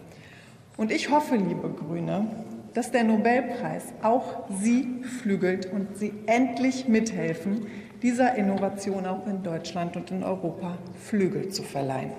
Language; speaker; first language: German; native; German